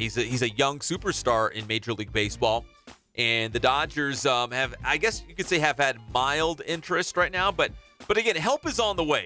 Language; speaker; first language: English; native; English